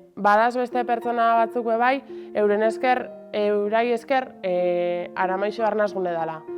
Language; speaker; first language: Basque; native; Basque